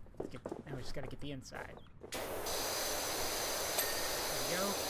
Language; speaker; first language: English; native; English